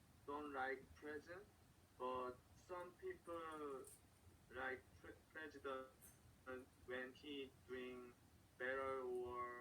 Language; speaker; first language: English; non-native, learner; Korean